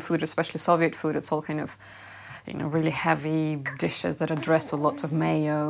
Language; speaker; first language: English; non-native, fluent; Russian